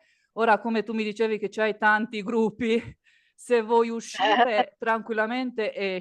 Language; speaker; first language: Italian; native; Italian